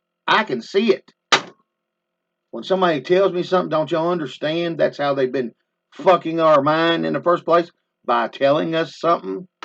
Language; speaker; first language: English; native; English